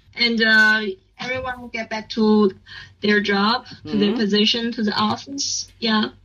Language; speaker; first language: English; non-native, learner; Chinese